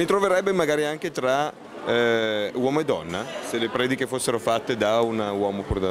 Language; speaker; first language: Italian; native; Italian